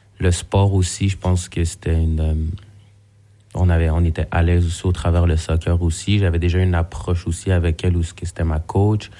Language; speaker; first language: French; native; French